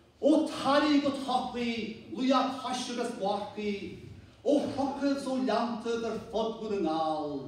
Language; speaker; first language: Irish; native; Irish